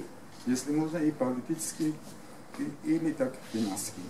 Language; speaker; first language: Russian; non-native, fluent; Armenian